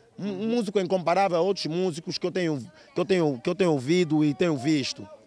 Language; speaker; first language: Portuguese; non-native, local second language; Kongo